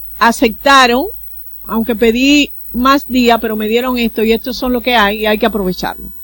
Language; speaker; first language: Spanish; native; Spanish